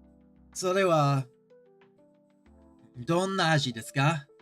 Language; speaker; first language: Japanese; non-native, learner; English